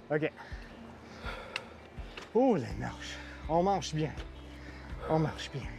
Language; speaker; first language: French; non-native, learner; English